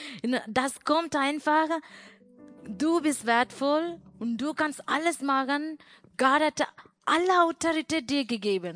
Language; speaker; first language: German; non-native, learner; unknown